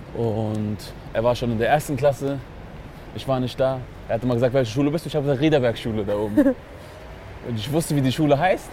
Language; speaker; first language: German; early bilingual, other home language; Kurdish